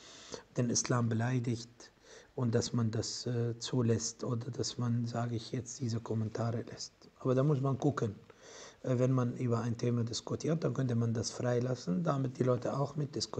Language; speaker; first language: German; non-native, fluent; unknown